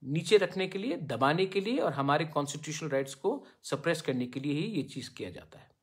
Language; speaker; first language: Hindi; non-native, local second language; Bangla